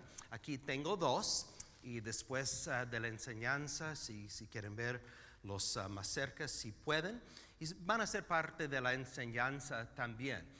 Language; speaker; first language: Spanish; non-native, fluent; English